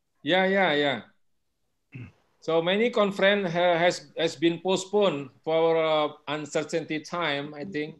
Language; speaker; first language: English; non-native, fluent; Indonesian